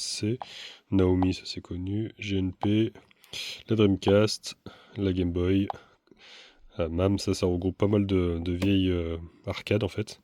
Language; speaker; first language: French; native; French